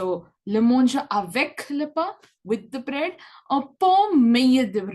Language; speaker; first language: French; non-native, learner; English